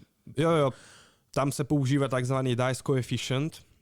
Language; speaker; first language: Czech; non-native, fluent; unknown